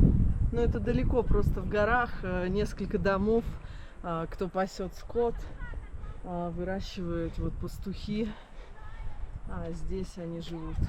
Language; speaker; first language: Russian; native; Russian